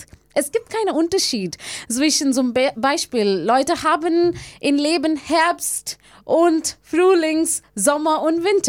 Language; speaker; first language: German; non-native, learner; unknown